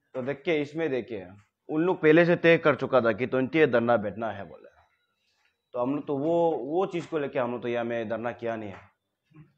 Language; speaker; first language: Hindi; non-native, local second language; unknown